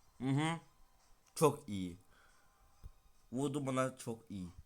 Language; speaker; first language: Turkish; non-native, learner; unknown